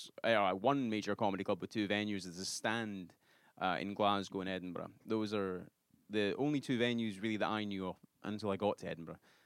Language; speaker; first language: English; native; English